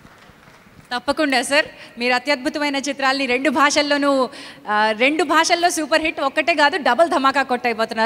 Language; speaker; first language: Telugu; native; Telugu